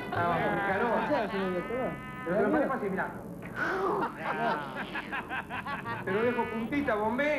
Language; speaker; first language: Spanish; native; Spanish